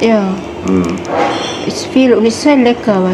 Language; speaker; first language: German; non-native, learner; Filipino